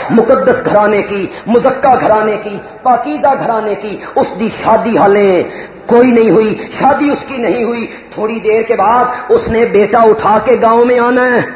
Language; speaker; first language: Urdu; non-native, local second language; Punjabi